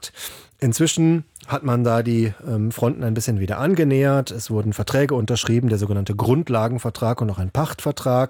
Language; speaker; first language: German; native; German